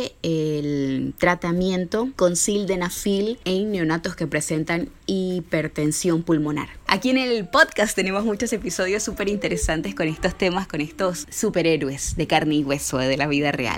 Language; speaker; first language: Spanish; native; Spanish